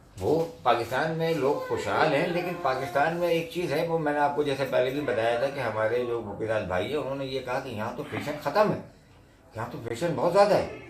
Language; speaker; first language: Urdu; native; Urdu